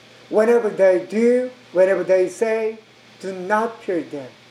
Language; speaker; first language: English; non-native, learner; Korean